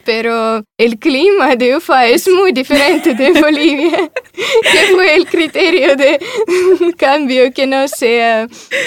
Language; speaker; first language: Spanish; non-native, fluent; Russian